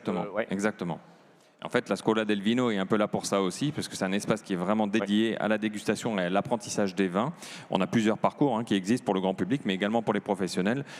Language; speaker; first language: French; native; French